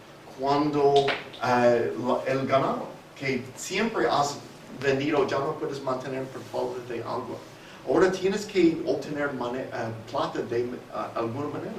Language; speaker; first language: Spanish; non-native, fluent; English